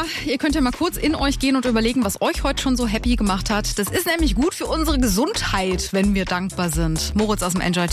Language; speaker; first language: German; native; German